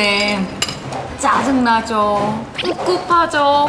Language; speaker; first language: Korean; native; Korean